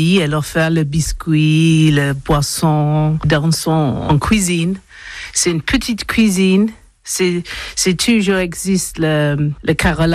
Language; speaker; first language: French; non-native, learner; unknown